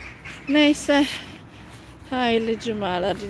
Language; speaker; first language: Turkish; non-native, fluent; Hungarian